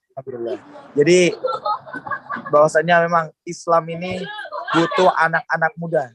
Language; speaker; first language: Indonesian; native; Indonesian